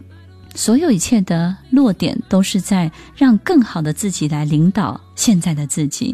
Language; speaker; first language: Chinese; native; Chinese